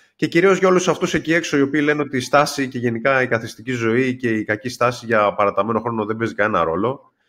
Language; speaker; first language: Greek; native; Greek